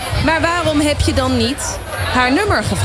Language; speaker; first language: Dutch; native; Dutch